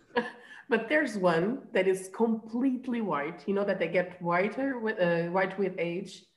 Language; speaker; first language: English; non-native, fluent; Portuguese